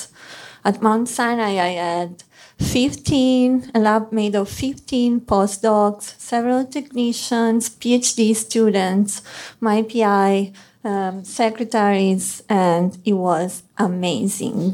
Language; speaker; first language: English; non-native, fluent; Italian